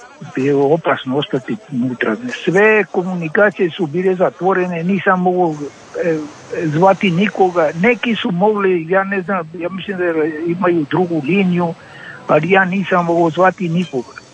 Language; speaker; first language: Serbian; early bilingual, heritage; Croatian